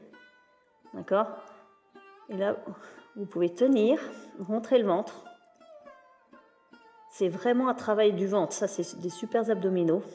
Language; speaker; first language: French; native; French